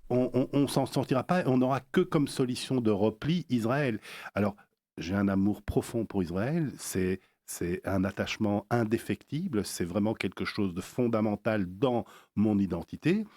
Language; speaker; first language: French; native; French